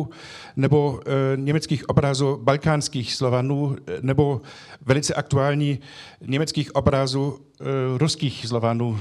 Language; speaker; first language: Czech; non-native, fluent; German